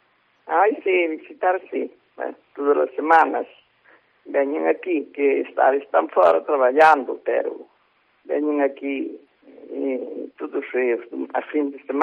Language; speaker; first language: Galician; native; Galician